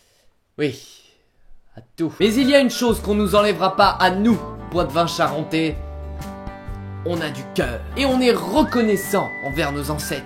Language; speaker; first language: French; native; French